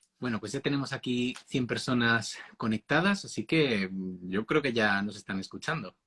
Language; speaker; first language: Spanish; native; Spanish